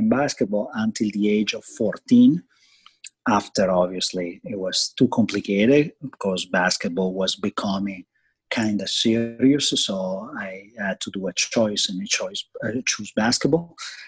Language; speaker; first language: English; non-native, fluent; Italian